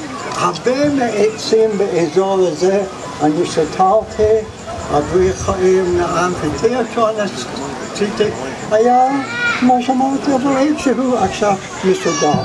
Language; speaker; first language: Hebrew; non-native, fluent; English